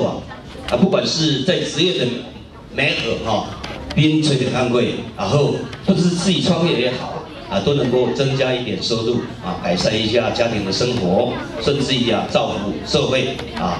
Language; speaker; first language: Chinese; native; Chinese